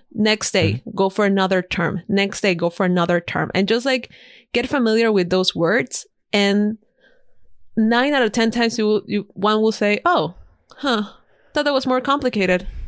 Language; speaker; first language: English; non-native, fluent; Spanish